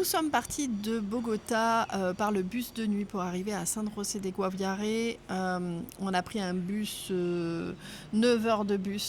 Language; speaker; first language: French; native; French